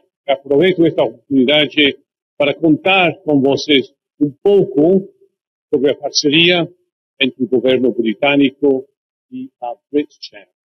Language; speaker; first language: Portuguese; non-native, fluent; English